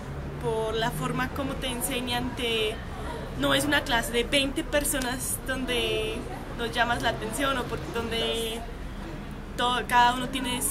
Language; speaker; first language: Spanish; non-native, fluent; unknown